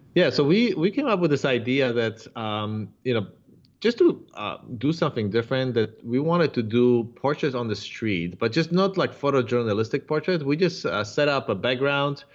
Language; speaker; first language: English; non-native, fluent; Polish